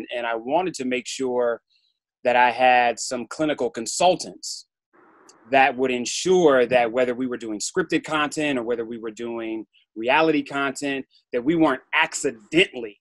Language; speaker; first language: English; native; English